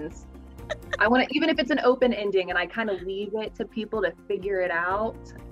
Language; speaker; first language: English; native; English